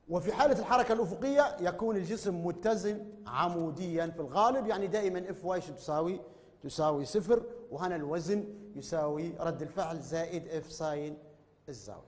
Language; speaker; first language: Arabic; native; Arabic